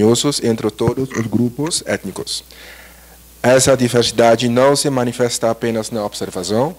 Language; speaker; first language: Portuguese; non-native, learner; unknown